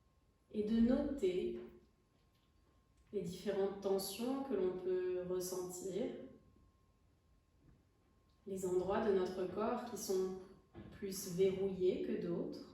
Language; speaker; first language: French; native; French